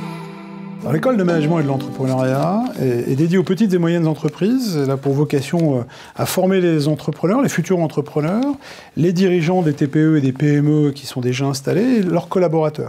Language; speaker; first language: French; native; French